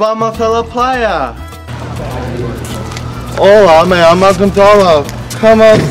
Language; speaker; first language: Spanish; non-native, learner; English